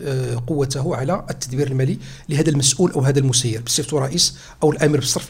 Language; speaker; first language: Arabic; native; Arabic